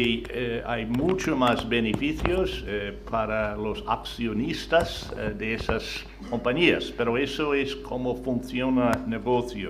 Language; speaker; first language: Spanish; non-native, fluent; English